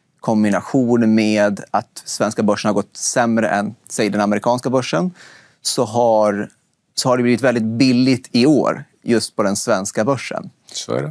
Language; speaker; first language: Swedish; native; Swedish